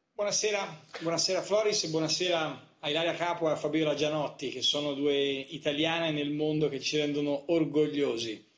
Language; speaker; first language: Italian; native; Italian